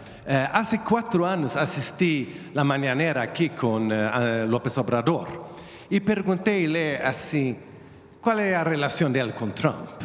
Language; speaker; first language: Spanish; non-native, learner; Swedish